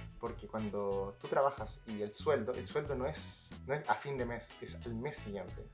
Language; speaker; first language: Spanish; native; Spanish